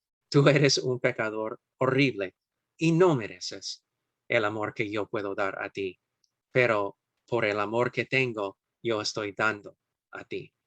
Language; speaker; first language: Spanish; non-native, fluent; English